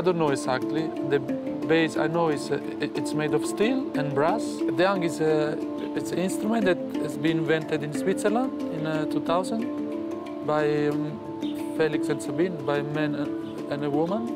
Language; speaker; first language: English; non-native, fluent; Italian